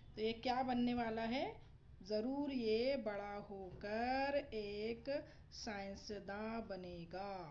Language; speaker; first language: Hindi; non-native, local second language; Marathi